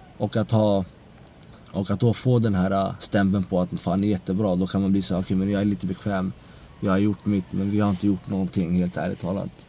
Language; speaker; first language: Swedish; early bilingual, other home language; Central Kurdish